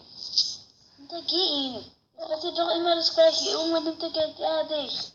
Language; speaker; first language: German; native; German